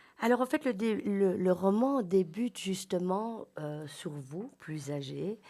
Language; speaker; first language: French; native; French